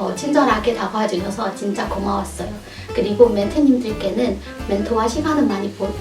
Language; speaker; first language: Korean; non-native, fluent; Burmese